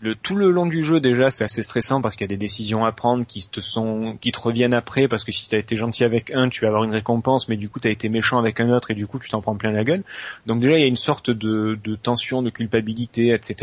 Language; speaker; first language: French; native; French